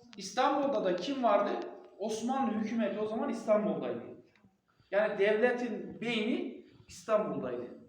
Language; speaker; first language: Turkish; non-native, local second language; Kurdish